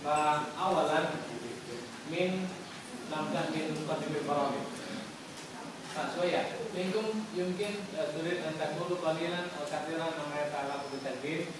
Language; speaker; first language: Arabic; non-native, learner; Indonesian